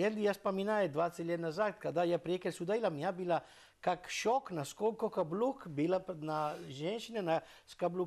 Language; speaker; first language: Russian; non-native, learner; Italian